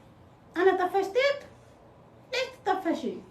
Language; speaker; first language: Arabic; non-native, fluent; Amharic